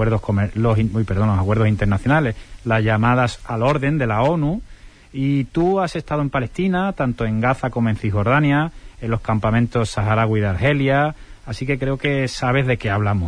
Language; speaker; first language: Spanish; native; Spanish